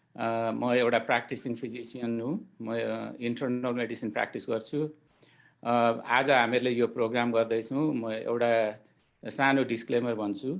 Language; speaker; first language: Nepali; native; Nepali